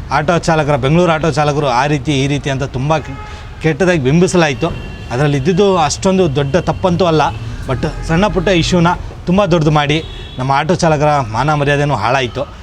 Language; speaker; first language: Kannada; native; Kannada